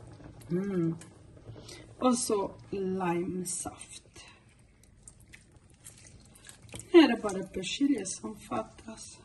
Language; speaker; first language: Swedish; non-native, learner; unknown